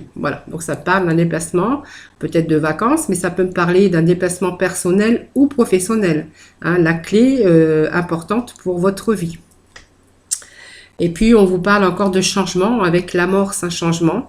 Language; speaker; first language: French; native; French